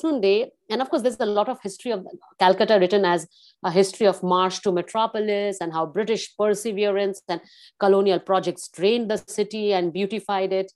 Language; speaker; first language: English; non-native, local second language; Bangla